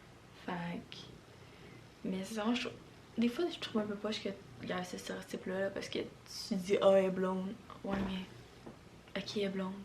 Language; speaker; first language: French; native; French